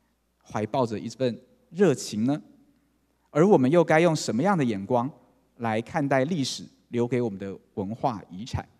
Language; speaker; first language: Chinese; native; Chinese